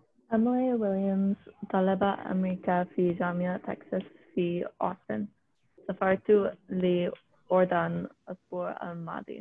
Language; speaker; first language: Arabic; non-native, learner; English